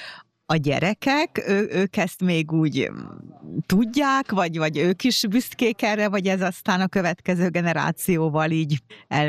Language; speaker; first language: Hungarian; native; Hungarian